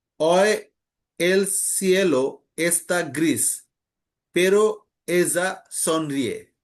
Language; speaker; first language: Spanish; non-native, learner; Bangla